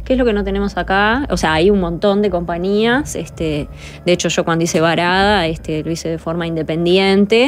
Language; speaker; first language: Spanish; native; Spanish